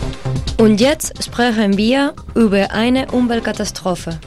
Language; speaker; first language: German; non-native, learner; Spanish